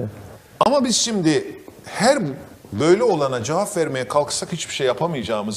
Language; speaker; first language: Turkish; native; Turkish